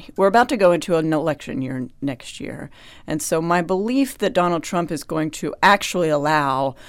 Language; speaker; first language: English; native; English